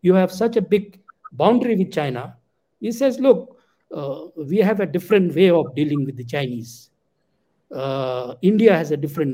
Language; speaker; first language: English; non-native, local second language; Ladakhi